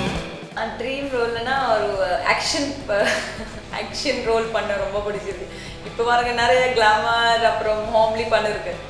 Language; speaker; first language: Tamil; non-native, learner; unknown